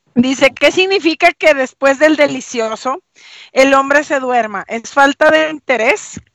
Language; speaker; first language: Spanish; native; Spanish